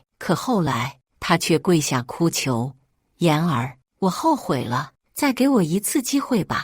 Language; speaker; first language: Chinese; native; Chinese